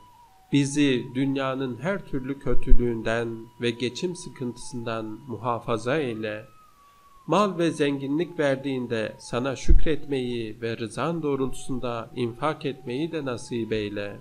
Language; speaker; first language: Turkish; native; Turkish